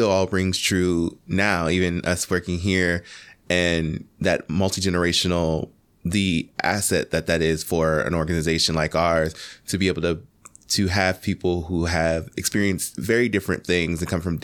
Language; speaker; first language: English; native; English